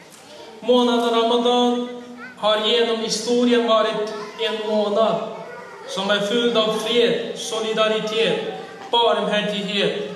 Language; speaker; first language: Swedish; non-native, fluent; Uyghur